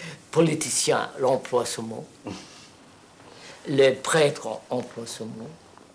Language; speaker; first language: French; non-native, fluent; Telugu